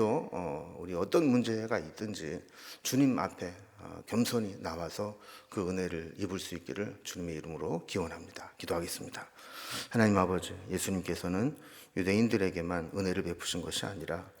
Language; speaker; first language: Korean; native; Korean